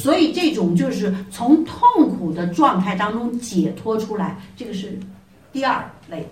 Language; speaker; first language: Chinese; native; Chinese